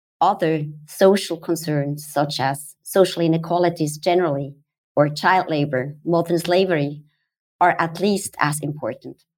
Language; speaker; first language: English; non-native, fluent; German